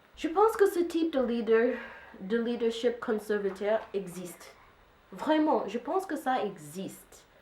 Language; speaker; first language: French; non-native, fluent; English